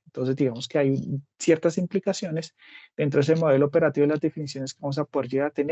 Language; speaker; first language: Spanish; native; Spanish